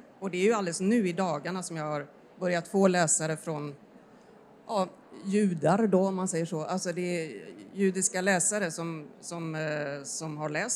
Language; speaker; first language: Swedish; native; Swedish